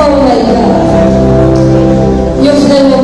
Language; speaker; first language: French; non-native, local second language; Haitian Creole